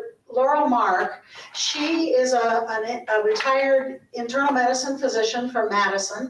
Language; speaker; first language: English; native; English